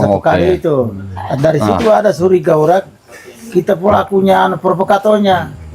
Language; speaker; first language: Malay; non-native, local second language; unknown